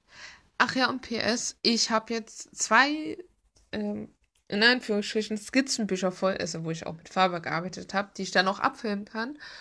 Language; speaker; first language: German; native; German